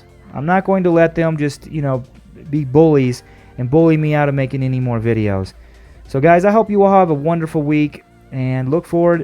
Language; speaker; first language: English; native; English